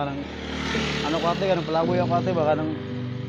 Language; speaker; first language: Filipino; non-native, local second language; Cebuano